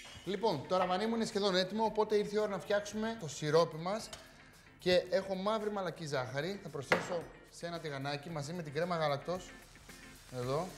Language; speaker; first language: Greek; native; Greek